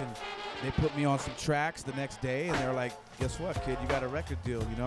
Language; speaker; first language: English; early bilingual, other home language; Spanish